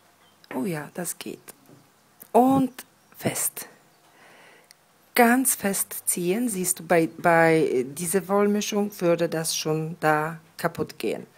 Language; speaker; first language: German; non-native, fluent; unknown